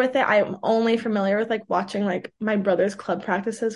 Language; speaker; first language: English; early bilingual, other home language; Portuguese